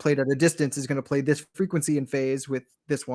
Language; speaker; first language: English; native; English